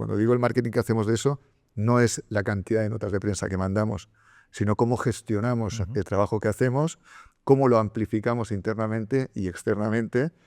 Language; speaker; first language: Spanish; native; Spanish